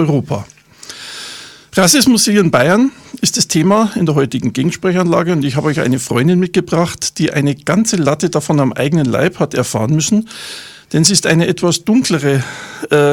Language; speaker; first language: German; native; German